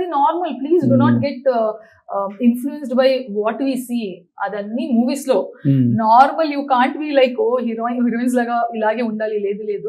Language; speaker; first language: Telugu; non-native, local second language; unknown